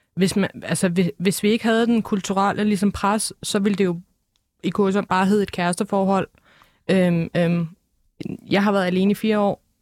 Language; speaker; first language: Danish; early bilingual, other home language; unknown